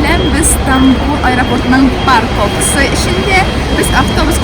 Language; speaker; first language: Turkish; non-native, learner; Tatar